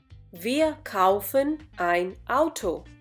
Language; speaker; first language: German; non-native, fluent; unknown